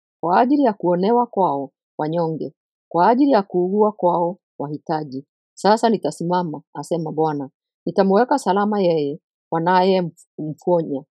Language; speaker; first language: Swahili; non-native, local second language; Kikuyu